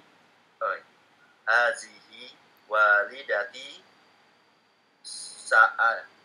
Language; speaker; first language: Arabic; non-native, learner; Indonesian